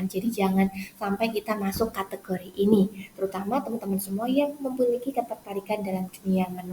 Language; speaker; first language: Indonesian; native; Indonesian